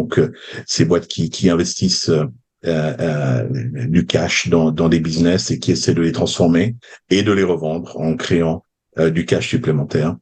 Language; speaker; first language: French; native; French